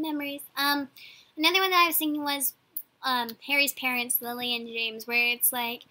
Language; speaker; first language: English; native; English